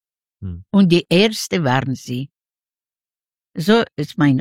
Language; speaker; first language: German; non-native, learner; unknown